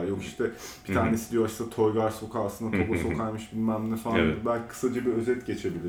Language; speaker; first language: Turkish; native; Turkish